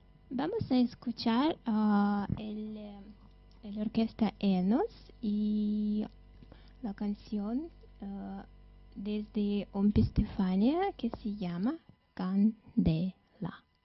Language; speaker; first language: Spanish; non-native, learner; Russian